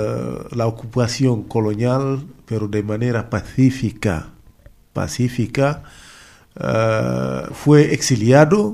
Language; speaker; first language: Spanish; non-native, fluent; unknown